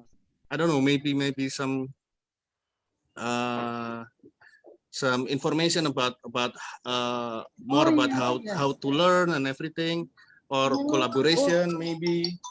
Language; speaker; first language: English; non-native, fluent; Indonesian